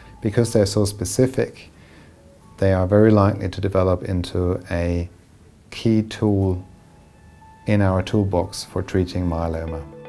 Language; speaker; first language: English; non-native, fluent; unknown